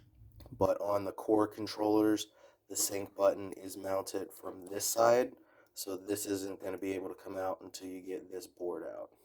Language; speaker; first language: English; native; English